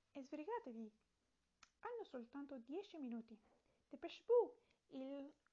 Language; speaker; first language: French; non-native, learner; Italian